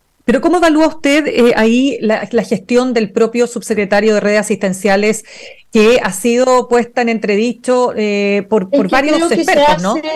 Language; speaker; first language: Spanish; native; Spanish